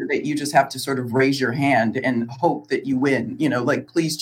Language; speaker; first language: English; native; English